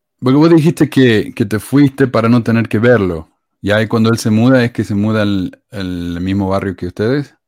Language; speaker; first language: Spanish; native; Spanish